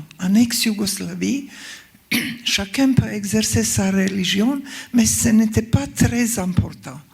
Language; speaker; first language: French; non-native, fluent; Croatian